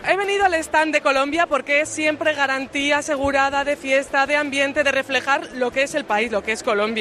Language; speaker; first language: Spanish; native; Spanish